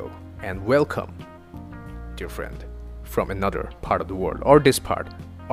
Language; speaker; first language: English; non-native, local second language; Assamese